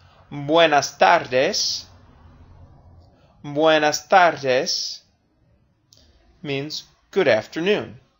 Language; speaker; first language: English; native; English